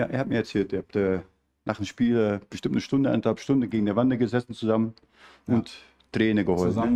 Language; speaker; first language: German; native; German